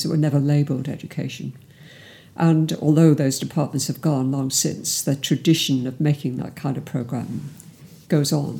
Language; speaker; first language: English; native; English